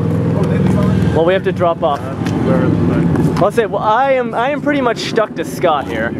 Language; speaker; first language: English; native; English